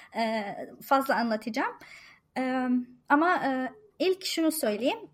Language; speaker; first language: Turkish; non-native, fluent; Arabic